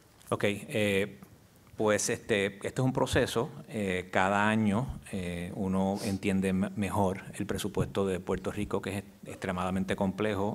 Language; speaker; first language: Spanish; native; Spanish